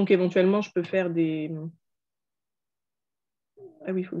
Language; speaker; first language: French; native; French